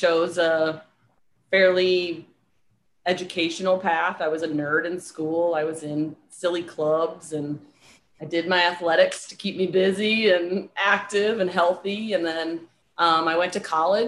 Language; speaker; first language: English; native; English